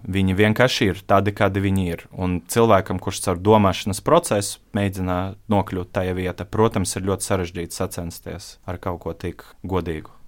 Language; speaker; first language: Latvian; non-native, local second language; Russian